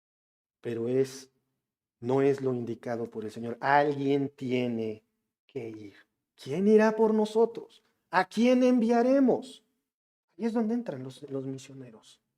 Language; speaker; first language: Spanish; native; Spanish